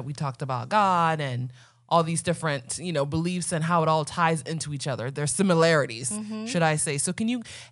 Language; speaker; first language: English; non-native, local second language; Akan